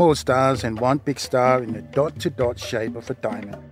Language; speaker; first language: English; non-native, fluent; Samoan